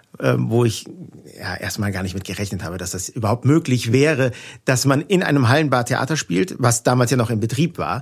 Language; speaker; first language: German; native; German